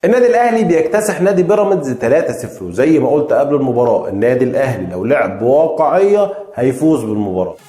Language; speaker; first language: Arabic; native; Arabic